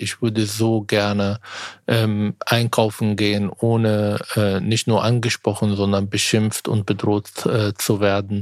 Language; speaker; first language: German; non-native, fluent; Arabic